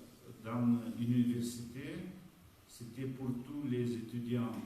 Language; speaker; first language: French; non-native, fluent; Romanian